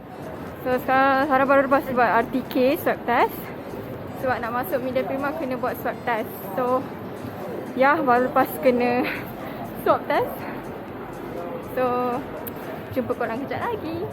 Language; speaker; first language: Malay; native; Malay